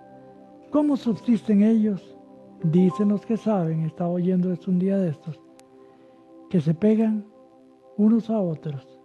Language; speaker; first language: Spanish; native; Spanish